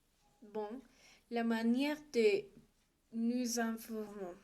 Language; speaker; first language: French; non-native, learner; Spanish